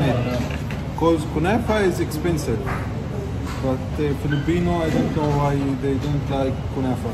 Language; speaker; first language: English; non-native, learner; Arabic